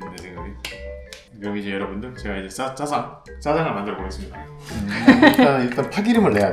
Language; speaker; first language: Korean; native; Korean